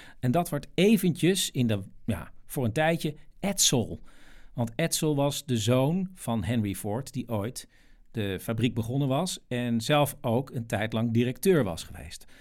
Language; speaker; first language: Dutch; native; Dutch